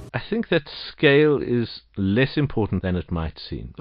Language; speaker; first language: English; native; English